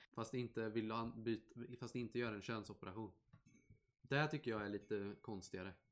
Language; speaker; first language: Swedish; native; Swedish